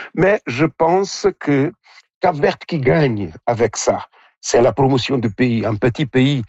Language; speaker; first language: French; non-native, fluent; Portuguese